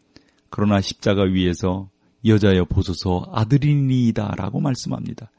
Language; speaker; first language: Korean; native; Korean